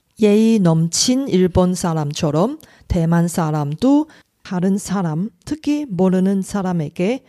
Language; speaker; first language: Korean; non-native, fluent; Chinese